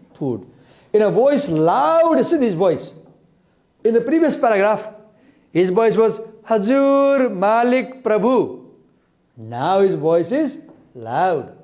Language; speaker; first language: English; non-native, local second language; Nepali